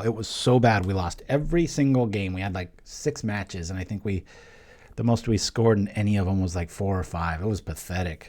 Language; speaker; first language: English; native; English